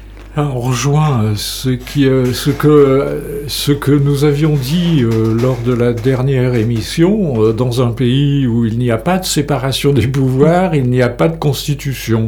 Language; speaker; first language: French; native; French